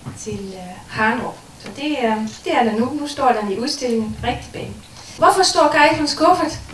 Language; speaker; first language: Danish; non-native, fluent; Dutch